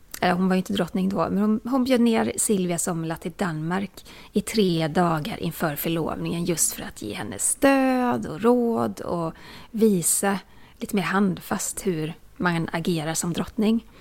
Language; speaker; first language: Swedish; native; Swedish